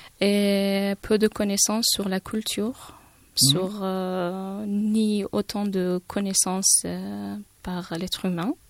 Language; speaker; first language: French; non-native, fluent; Persian